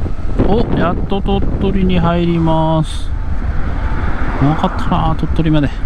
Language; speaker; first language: Japanese; native; Japanese